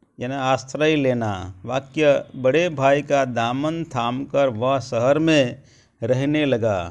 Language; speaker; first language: Hindi; non-native, local second language; Gujarati